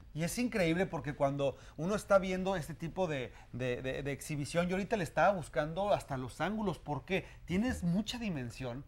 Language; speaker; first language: Spanish; native; Spanish